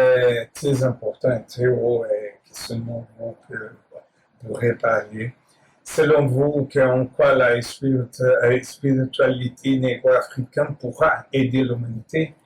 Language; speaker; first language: French; non-native, learner; Portuguese